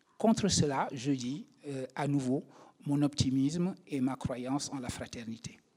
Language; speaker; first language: French; non-native, local second language; Wolof